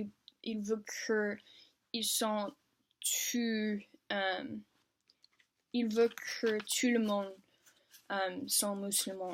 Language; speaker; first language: French; non-native, learner; English